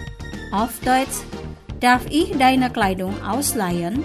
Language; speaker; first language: German; non-native, fluent; Indonesian